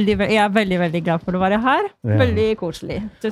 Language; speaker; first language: Norwegian; non-native, fluent; Polish